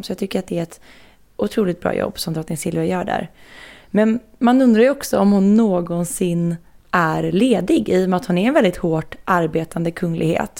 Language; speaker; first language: Swedish; native; Swedish